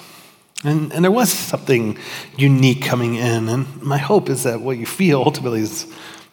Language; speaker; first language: English; native; English